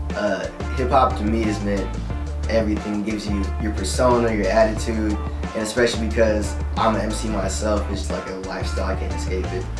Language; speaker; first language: English; native; English